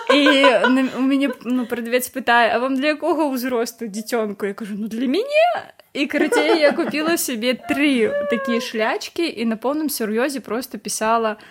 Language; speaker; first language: Belarusian; non-native, local second language; Russian